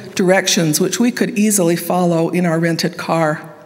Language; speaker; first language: English; native; English